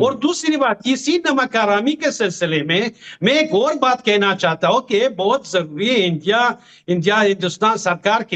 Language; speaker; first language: Hindi; non-native, fluent; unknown